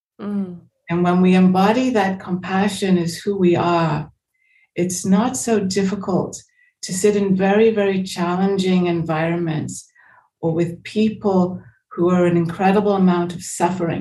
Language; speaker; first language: English; native; English